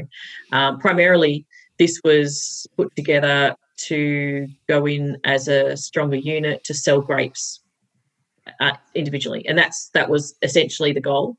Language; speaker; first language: English; native; English